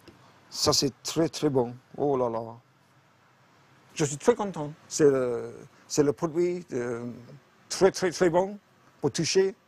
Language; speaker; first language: French; non-native, learner; English